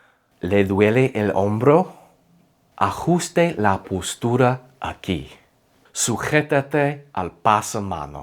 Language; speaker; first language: Spanish; non-native, fluent; English